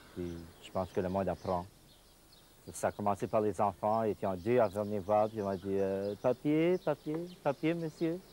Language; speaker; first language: French; native; French